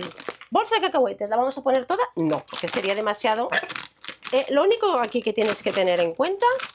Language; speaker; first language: Spanish; native; Spanish